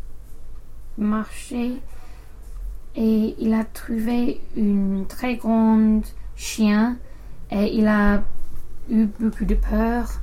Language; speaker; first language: French; non-native, learner; English